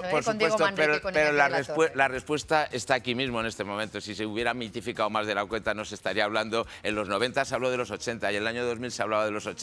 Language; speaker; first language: Spanish; native; Spanish